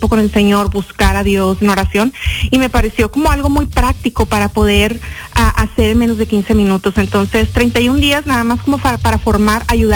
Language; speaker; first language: Spanish; early bilingual, heritage; Spanish